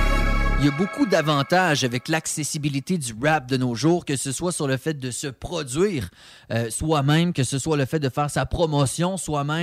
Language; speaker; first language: French; native; French